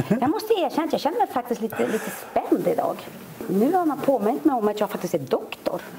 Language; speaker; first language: Swedish; native; Swedish